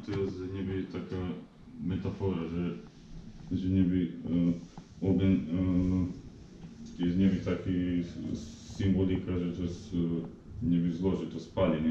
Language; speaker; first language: Polish; early bilingual, heritage; Polish